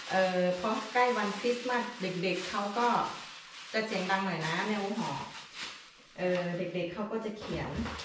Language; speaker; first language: Thai; native; Thai